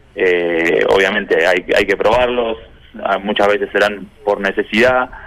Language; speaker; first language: Spanish; native; Spanish